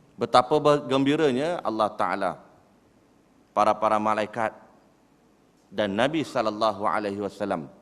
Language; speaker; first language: Malay; native; Malay